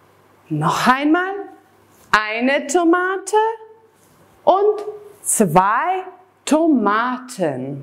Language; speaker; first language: German; non-native, fluent; Serbian